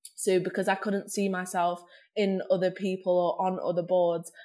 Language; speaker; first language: English; native; English